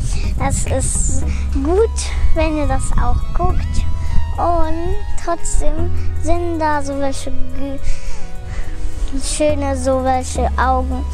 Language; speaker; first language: German; early bilingual, other home language; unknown